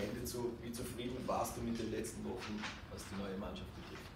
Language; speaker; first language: German; native; German